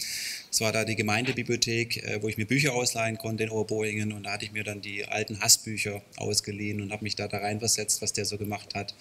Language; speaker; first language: German; native; German